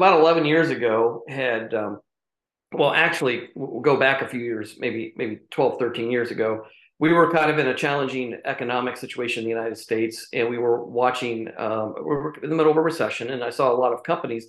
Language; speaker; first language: English; native; English